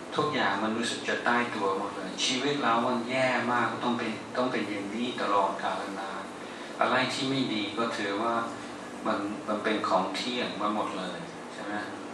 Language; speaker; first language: Thai; non-native, fluent; English